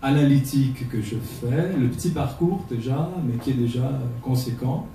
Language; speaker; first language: French; non-native, fluent; Portuguese